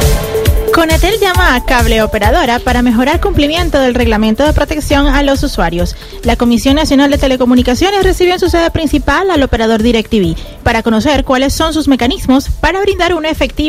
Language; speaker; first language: Spanish; native; Spanish